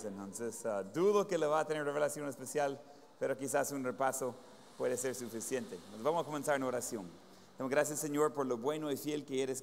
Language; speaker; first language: Spanish; non-native, fluent; English